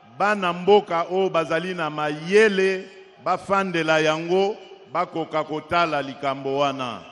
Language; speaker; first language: Lingala; non-native, local second language; Luba-Lulua